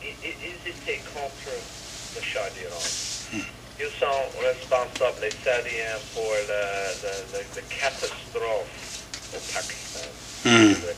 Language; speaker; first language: French; non-native, fluent; English